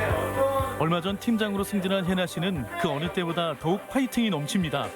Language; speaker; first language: Korean; native; Korean